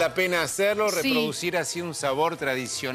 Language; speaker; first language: Spanish; native; Spanish